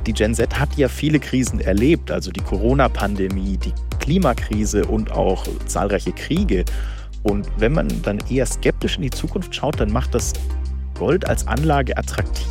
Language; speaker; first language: German; native; German